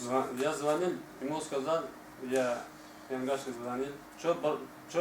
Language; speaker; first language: Russian; non-native, learner; Tajik